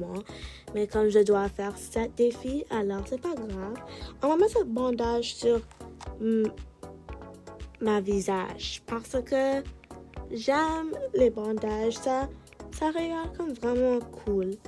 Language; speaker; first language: French; non-native, learner; English